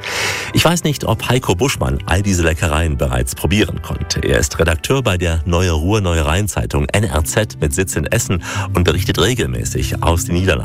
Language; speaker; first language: German; native; German